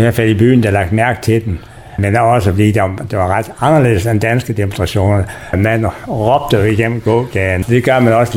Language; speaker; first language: Danish; native; Danish